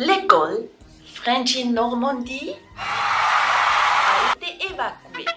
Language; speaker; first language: French; non-native, learner; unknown